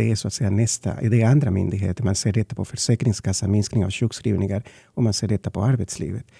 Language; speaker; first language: Swedish; non-native, fluent; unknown